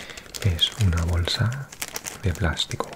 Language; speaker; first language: Spanish; non-native, learner; Welsh